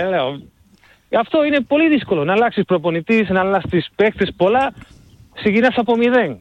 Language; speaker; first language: Greek; non-native, learner; Spanish